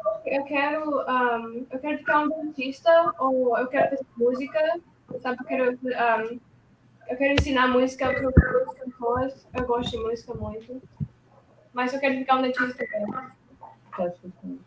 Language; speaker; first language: Portuguese; early bilingual, heritage; Portuguese